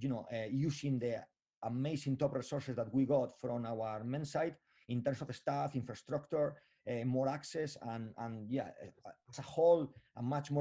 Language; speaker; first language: English; non-native, fluent; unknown